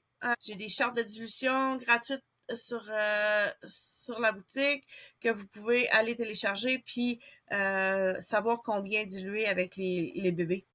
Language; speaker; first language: French; native; French